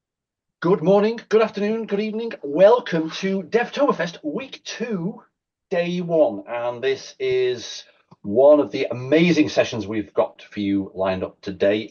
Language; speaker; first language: English; native; English